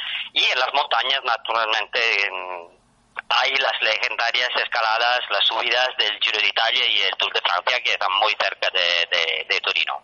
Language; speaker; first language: Spanish; non-native, fluent; Italian